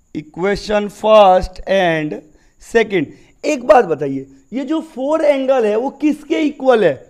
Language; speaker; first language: Hindi; native; Hindi